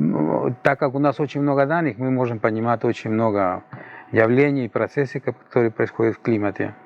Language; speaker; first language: Russian; non-native, fluent; Spanish